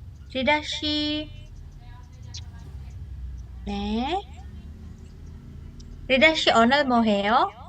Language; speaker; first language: Korean; non-native, fluent; Indonesian